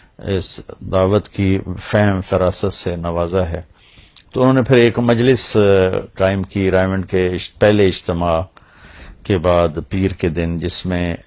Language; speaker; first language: Urdu; non-native, local second language; Punjabi